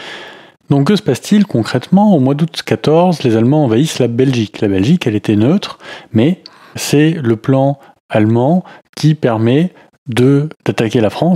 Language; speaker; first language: French; native; French